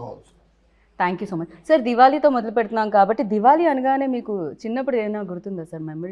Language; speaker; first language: Telugu; native; Telugu